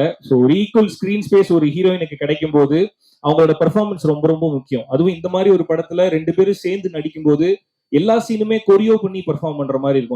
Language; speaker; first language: Tamil; native; Tamil